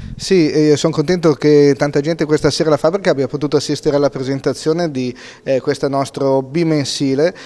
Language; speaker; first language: Italian; native; Italian